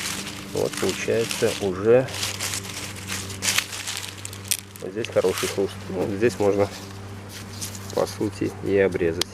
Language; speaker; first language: Russian; native; Russian